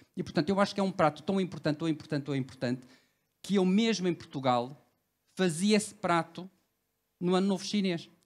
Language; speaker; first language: Portuguese; early bilingual, other home language; Cantonese